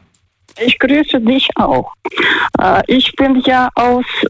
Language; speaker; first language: German; non-native, fluent; Russian